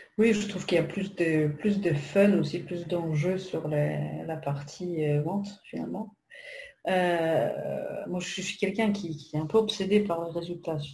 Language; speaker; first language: French; non-native, fluent; Polish